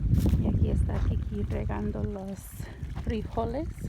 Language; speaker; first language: Spanish; non-native, learner; English